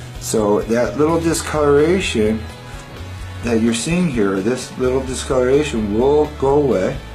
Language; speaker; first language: English; native; English